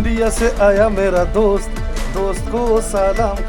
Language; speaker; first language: Hindi; non-native, fluent; Pashto